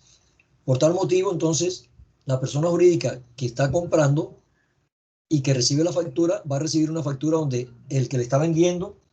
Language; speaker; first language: Spanish; native; Spanish